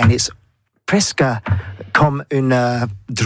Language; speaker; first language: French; non-native, learner; English